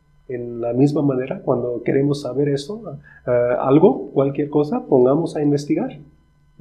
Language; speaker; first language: Spanish; non-native, fluent; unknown